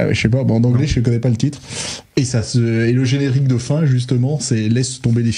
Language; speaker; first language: French; native; French